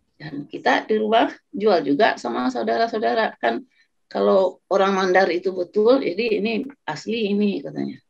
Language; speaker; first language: Indonesian; non-native, local second language; Minangkabau